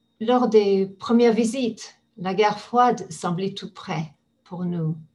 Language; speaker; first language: French; non-native, fluent; English